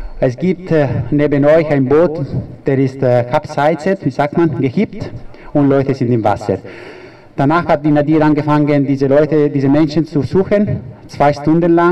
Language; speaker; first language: German; non-native, fluent; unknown